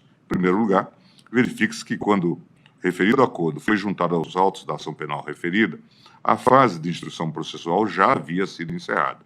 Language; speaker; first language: Portuguese; native; Portuguese